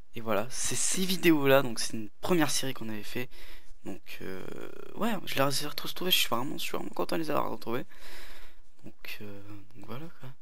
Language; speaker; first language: French; native; French